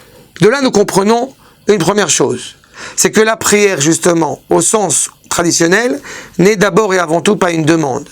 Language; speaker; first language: French; native; French